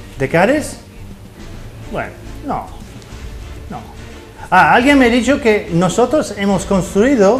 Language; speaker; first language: Spanish; non-native, fluent; English